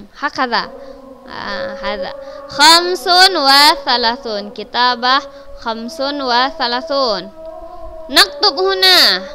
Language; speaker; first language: Arabic; non-native, fluent; Indonesian